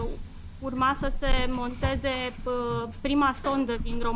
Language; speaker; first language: Romanian; native; Romanian